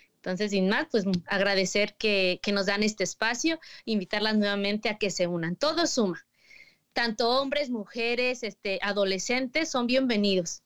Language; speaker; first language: Spanish; native; Spanish